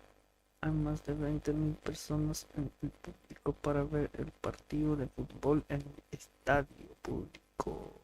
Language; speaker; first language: Spanish; non-native, learner; English